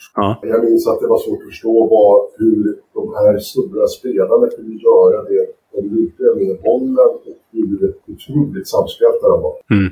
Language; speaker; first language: Swedish; native; Swedish